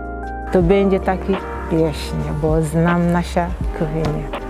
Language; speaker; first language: Polish; non-native, learner; Igbo